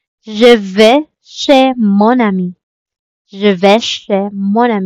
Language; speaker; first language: French; non-native, local second language; Filipino